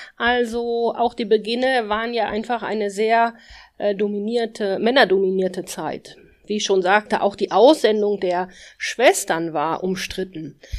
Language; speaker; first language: German; native; German